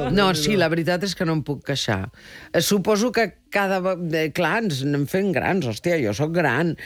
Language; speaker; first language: Catalan; early bilingual, heritage; Catalan